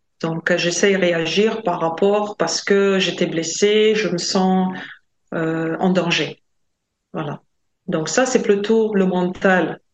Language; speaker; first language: French; non-native, fluent; Latvian